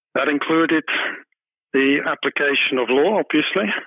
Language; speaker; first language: English; non-native, fluent; German